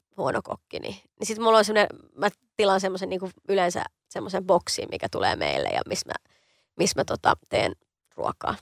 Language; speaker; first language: Finnish; native; Finnish